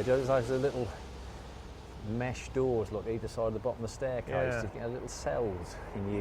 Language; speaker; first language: English; native; English